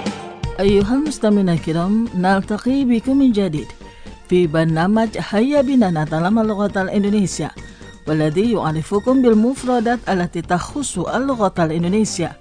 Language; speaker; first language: Arabic; non-native, fluent; Indonesian